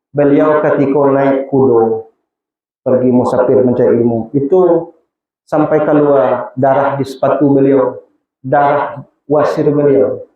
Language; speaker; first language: Malay; non-native, local second language; Minangkabau